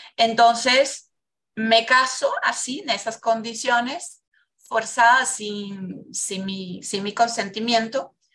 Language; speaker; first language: Spanish; non-native, fluent; Portuguese